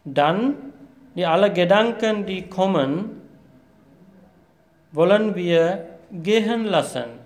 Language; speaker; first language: German; non-native, fluent; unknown